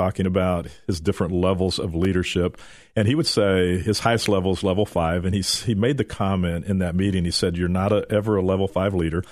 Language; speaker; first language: English; native; English